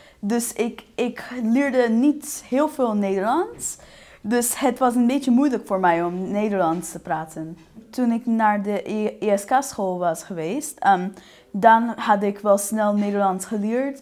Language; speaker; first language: Dutch; non-native, fluent; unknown